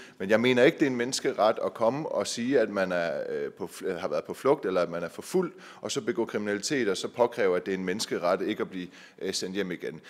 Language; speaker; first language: Danish; early bilingual, other home language; Persian